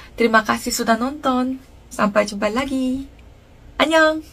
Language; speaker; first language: Indonesian; non-native, learner; Korean